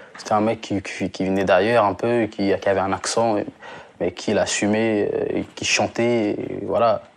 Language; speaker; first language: French; non-native, local second language; Lingala